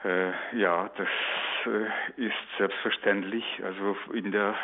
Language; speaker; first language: German; non-native, fluent; Polish